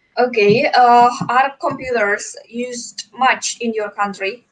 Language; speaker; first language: English; non-native, fluent; Indonesian